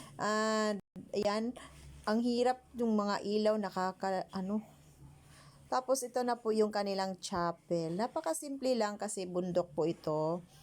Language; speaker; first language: Filipino; non-native, local second language; Cebuano